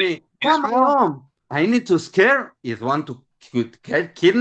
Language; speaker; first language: English; non-native, learner; Hebrew